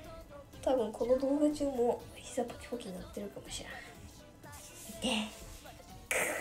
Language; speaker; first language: Japanese; native; Japanese